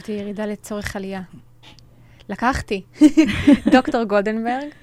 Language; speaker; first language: Hebrew; native; Hebrew